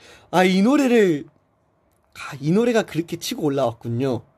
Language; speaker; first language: Korean; non-native, fluent; English